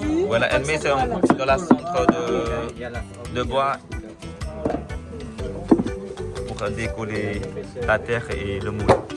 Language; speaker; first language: French; non-native, fluent; Vietnamese